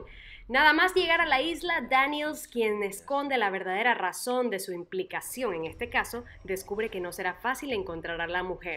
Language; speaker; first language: Spanish; native; Spanish